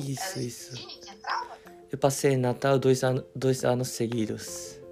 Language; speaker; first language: Portuguese; non-native, learner; Japanese